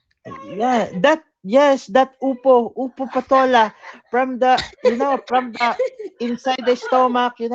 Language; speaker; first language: English; non-native, learner; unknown